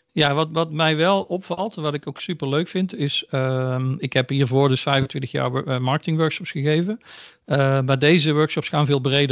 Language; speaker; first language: Dutch; native; Dutch